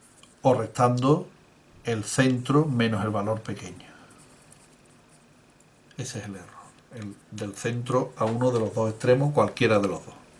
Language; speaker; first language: Spanish; native; Spanish